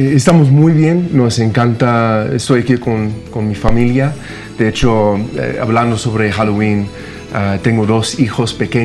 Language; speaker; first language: Spanish; non-native, fluent; English